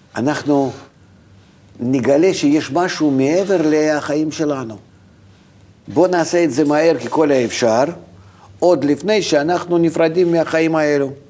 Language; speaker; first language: Hebrew; non-native, fluent; Russian